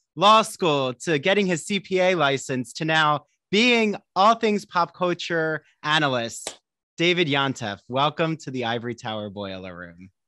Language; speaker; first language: English; native; English